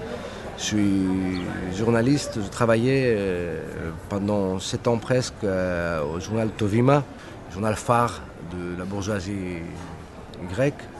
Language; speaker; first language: French; non-native, fluent; Greek